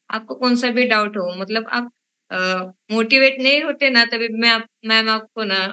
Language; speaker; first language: Hindi; non-native, local second language; Marathi